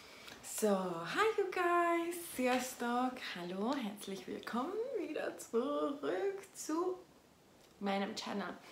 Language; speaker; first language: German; non-native, fluent; Hungarian